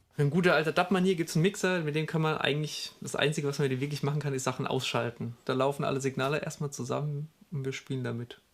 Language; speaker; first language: German; native; German